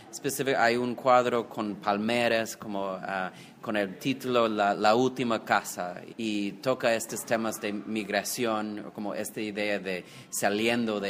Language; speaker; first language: Spanish; non-native, fluent; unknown